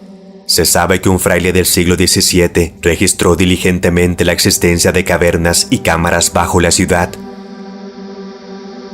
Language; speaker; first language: Spanish; native; Spanish